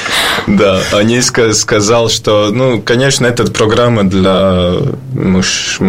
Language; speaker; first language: Russian; non-native, learner; Latvian